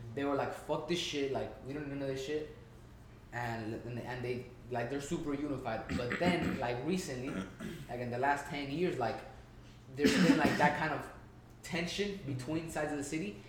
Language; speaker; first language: English; early bilingual, heritage; Spanish